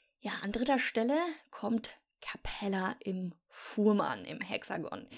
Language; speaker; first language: German; native; German